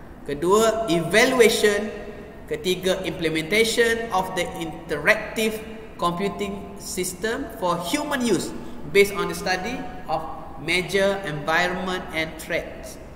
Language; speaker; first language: English; non-native, local second language; Malay